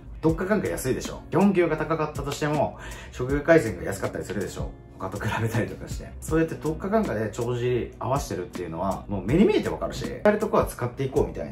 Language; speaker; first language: Japanese; native; Japanese